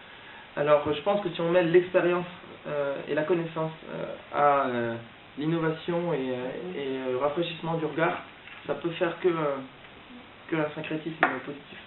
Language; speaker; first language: French; native; French